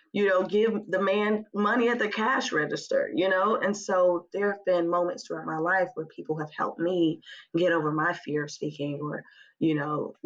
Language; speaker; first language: English; native; English